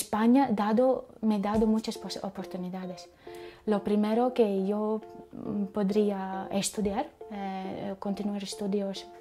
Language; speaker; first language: Spanish; non-native, fluent; Latvian